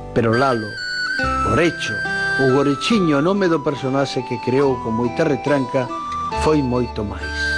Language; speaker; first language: Galician; native; Galician